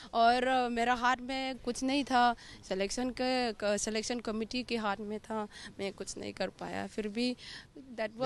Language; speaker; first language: Hindi; non-native, local second language; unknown